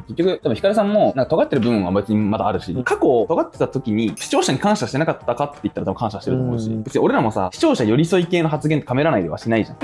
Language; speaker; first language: Japanese; native; Japanese